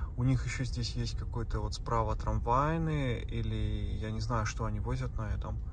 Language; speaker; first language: Russian; native; Russian